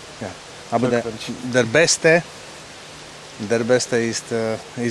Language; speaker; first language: German; non-native, learner; Slovak